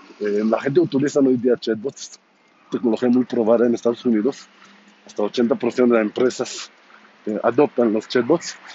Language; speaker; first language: Spanish; non-native, fluent; Hebrew